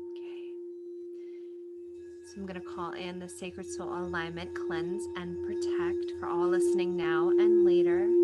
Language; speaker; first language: English; native; English